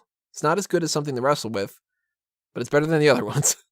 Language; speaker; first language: English; native; English